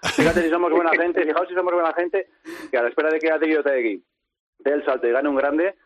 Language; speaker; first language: Spanish; native; Spanish